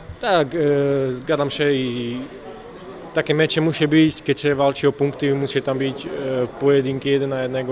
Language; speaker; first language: Polish; non-native, learner; Slovak